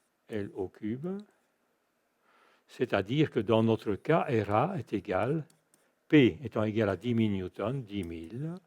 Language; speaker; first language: French; native; French